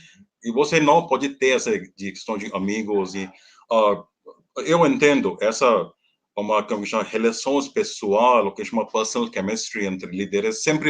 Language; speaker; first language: Portuguese; non-native, learner; Hindi